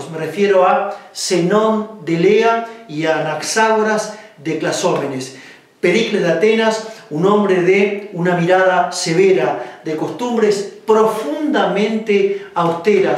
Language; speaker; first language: Spanish; native; Spanish